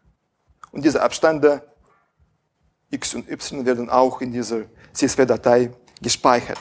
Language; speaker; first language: German; non-native, fluent; Russian